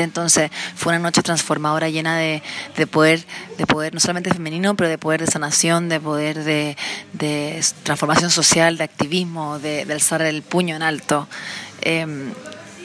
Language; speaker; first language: Spanish; native; Spanish